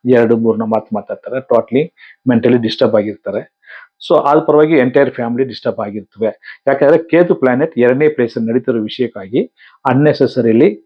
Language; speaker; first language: Kannada; non-native, local second language; Tamil